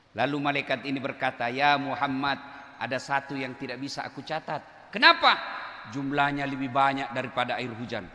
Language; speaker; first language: Indonesian; non-native, local second language; Buginese